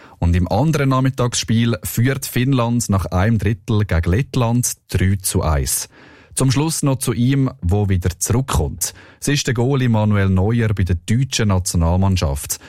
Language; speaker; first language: German; native; German